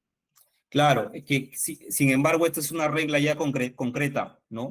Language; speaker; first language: Spanish; native; Spanish